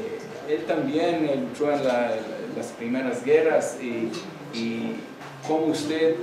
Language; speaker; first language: Spanish; non-native, learner; Hebrew